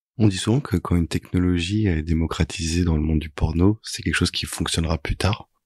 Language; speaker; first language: French; native; French